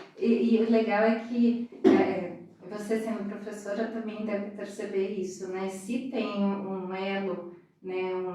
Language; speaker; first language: Portuguese; early bilingual, other home language; Spanish